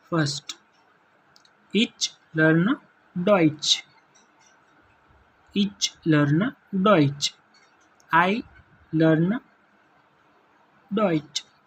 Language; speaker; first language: German; non-native, learner; Gujarati